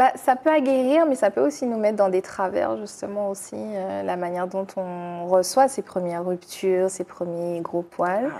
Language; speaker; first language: French; native; French